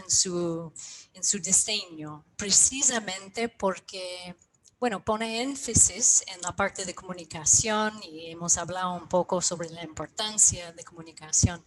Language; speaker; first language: Spanish; non-native, fluent; English